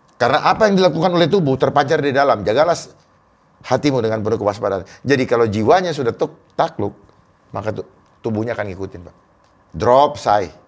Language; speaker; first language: Indonesian; native; Indonesian